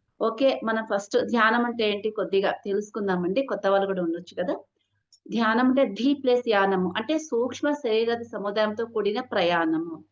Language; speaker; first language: Telugu; non-native, local second language; Hindi